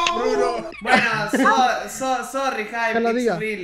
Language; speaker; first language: English; non-native, learner; Spanish